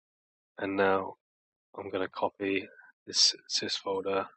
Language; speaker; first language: English; native; English